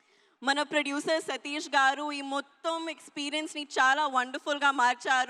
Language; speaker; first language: Telugu; non-native, local second language; Hindi